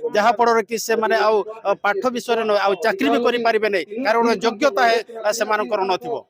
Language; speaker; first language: Odia; non-native, local second language; Santali